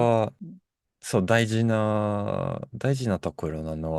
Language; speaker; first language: Japanese; non-native, fluent; Russian